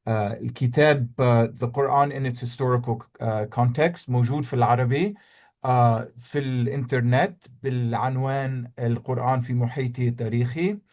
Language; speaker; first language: Arabic; non-native, fluent; English